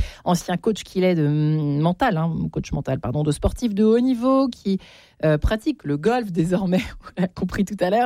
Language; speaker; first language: French; native; French